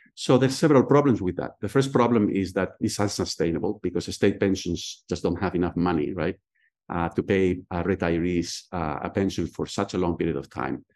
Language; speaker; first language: English; non-native, fluent; Spanish